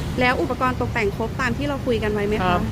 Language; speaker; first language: Thai; native; Thai